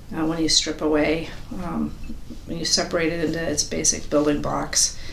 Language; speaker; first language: English; native; English